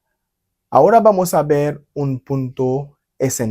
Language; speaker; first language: Spanish; non-native, fluent; Haitian Creole